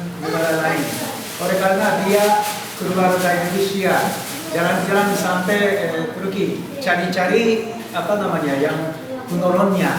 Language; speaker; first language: Indonesian; non-native, fluent; Japanese